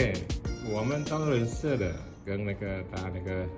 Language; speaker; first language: Chinese; non-native, fluent; Indonesian